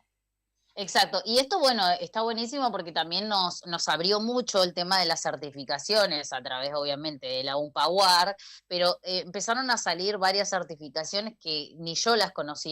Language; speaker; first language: Spanish; native; Spanish